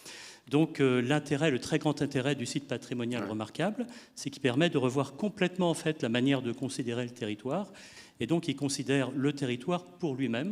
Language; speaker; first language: French; native; French